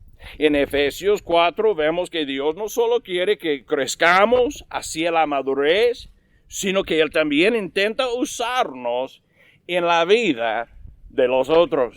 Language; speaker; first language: Spanish; non-native, learner; English